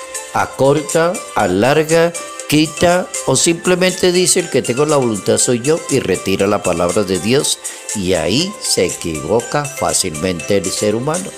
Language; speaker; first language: Spanish; native; Spanish